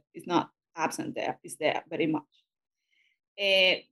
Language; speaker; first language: English; non-native, fluent; Spanish